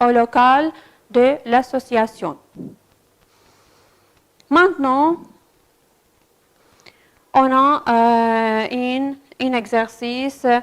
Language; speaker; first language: French; non-native, fluent; Arabic